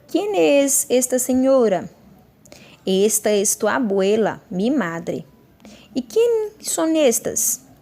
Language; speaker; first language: Spanish; non-native, fluent; Portuguese